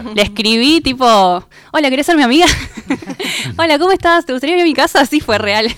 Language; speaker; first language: Spanish; native; Spanish